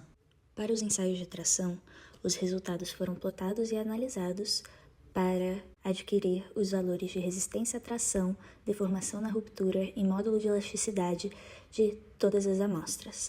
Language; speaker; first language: Portuguese; native; Portuguese